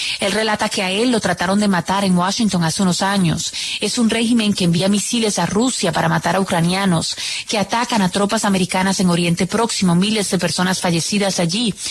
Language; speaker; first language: Spanish; native; Spanish